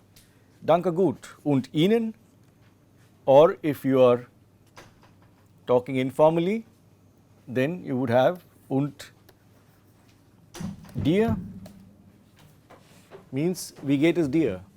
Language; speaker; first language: German; non-native, fluent; English